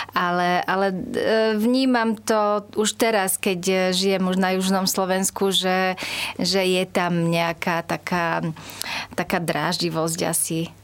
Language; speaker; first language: Slovak; non-native, local second language; Hungarian